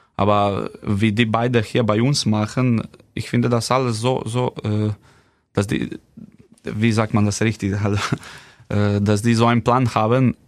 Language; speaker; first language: German; non-native, fluent; Slovenian